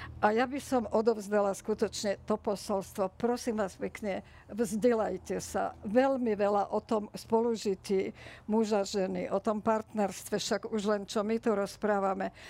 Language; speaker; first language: Slovak; native; Slovak